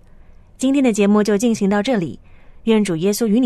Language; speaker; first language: Chinese; native; Chinese